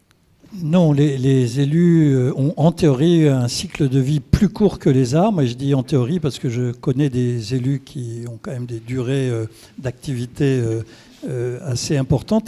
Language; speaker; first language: French; native; French